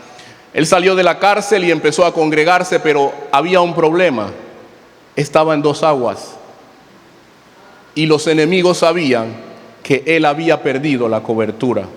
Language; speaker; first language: Spanish; native; Spanish